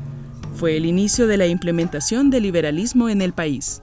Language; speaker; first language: Spanish; native; Spanish